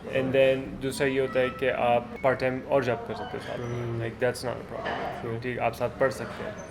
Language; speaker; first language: Urdu; native; Urdu